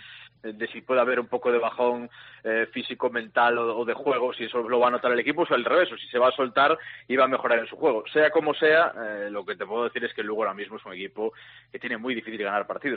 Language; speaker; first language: Spanish; native; Spanish